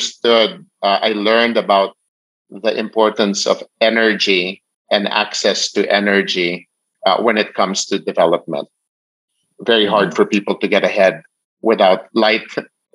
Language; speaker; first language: English; non-native, local second language; Filipino